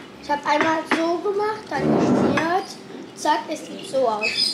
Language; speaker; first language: German; native; German